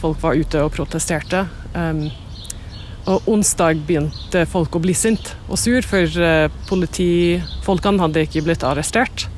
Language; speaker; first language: Norwegian; non-native, fluent; English